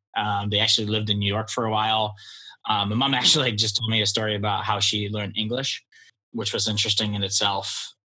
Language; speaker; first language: English; early bilingual, other home language; Polish